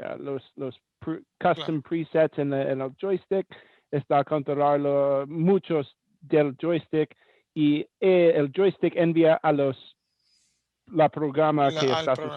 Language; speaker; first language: Spanish; non-native, learner; English